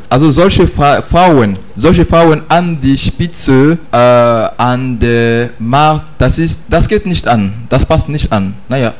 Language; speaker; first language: German; non-native, learner; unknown